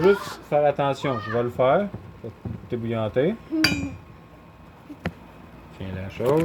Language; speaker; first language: French; native; French